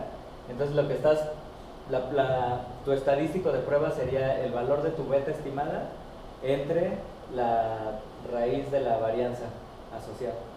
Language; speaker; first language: Spanish; native; Spanish